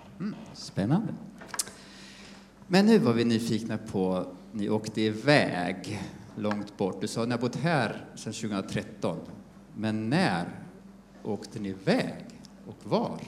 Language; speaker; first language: Swedish; native; Swedish